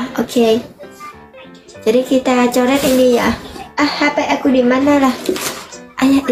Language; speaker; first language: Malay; non-native, learner; Vietnamese